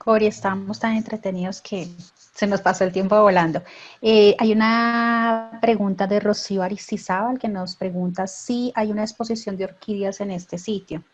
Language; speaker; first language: Spanish; native; Spanish